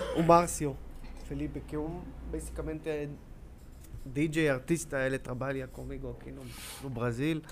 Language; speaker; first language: Portuguese; non-native, learner; Hebrew